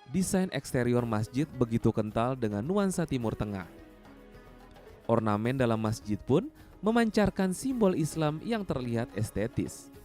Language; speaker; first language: Indonesian; native; Indonesian